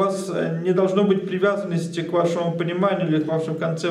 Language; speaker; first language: Russian; native; Russian